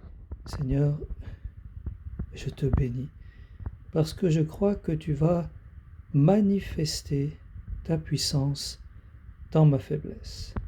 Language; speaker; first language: French; native; French